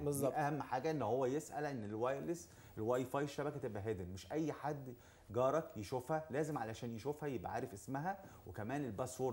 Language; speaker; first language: Arabic; native; Arabic